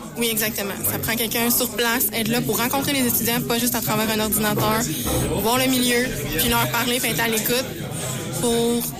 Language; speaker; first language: French; native; French